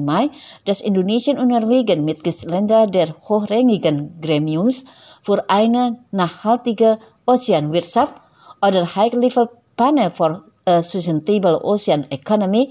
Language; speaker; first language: German; non-native, fluent; Indonesian